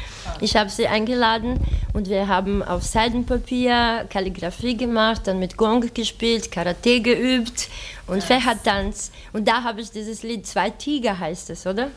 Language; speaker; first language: German; native; German